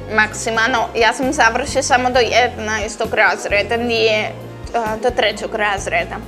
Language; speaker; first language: Serbian; early bilingual, heritage; Serbian